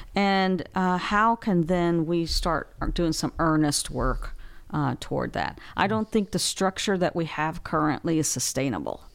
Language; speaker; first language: English; native; English